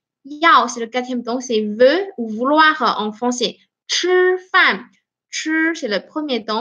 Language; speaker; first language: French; non-native, fluent; Chinese